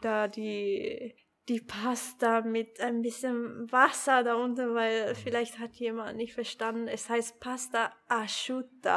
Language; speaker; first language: German; non-native, local second language; Italian